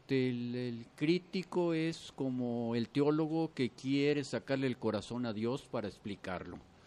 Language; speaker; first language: Spanish; native; Spanish